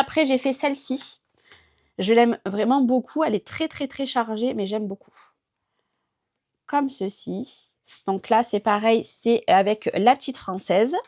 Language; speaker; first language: French; native; French